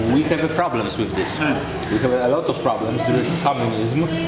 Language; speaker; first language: English; non-native, learner; Polish